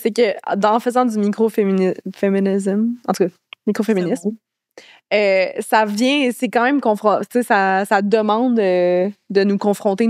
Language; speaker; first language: French; native; French